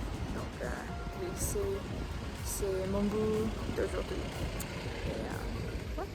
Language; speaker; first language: French; non-native, learner; English